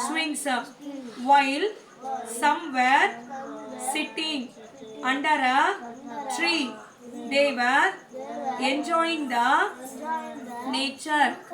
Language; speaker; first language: English; non-native, local second language; Tamil